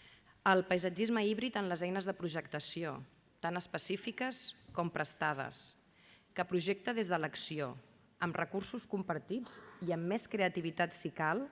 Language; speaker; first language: Catalan; native; Catalan